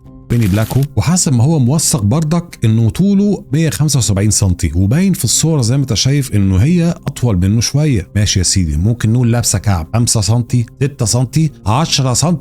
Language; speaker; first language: Arabic; native; Arabic